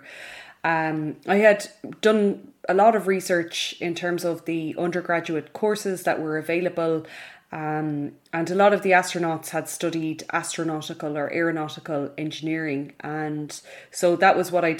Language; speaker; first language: English; native; English